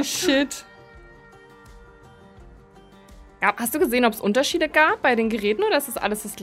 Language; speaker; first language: German; native; German